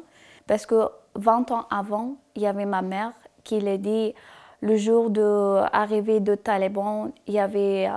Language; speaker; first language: French; non-native, learner; Persian